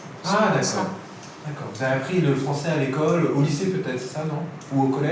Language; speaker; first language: French; native; French